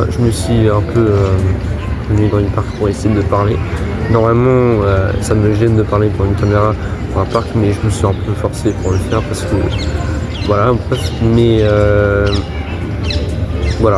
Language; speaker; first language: French; early bilingual, other home language; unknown